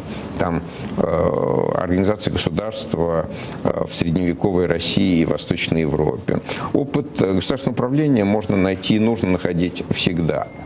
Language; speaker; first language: Russian; native; Russian